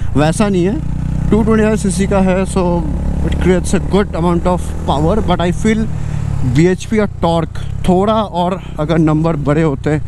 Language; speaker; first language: Hindi; non-native, local second language; Bangla